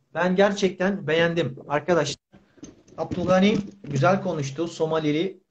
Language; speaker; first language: Turkish; native; Turkish